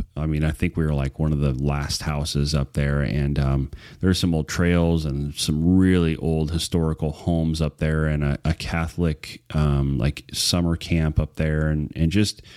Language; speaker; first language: English; native; English